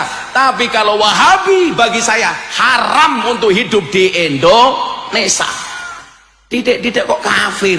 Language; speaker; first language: Indonesian; non-native, local second language; Javanese